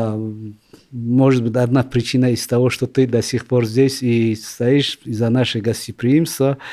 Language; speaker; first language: Russian; non-native, local second language; Tajik